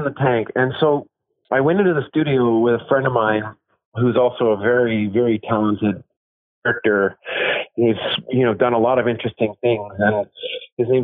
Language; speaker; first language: English; native; English